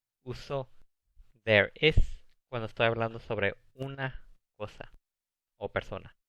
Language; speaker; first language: Spanish; early bilingual, heritage; Spanish